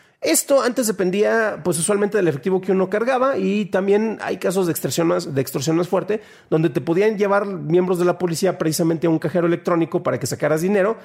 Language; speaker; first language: Spanish; native; Spanish